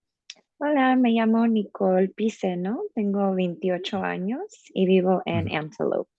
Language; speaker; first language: Spanish; early bilingual, heritage; Spanish